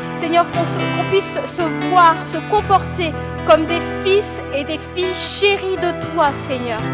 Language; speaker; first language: French; native; French